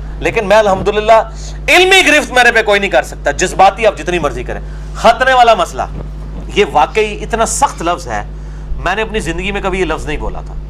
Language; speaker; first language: Urdu; non-native, local second language; Punjabi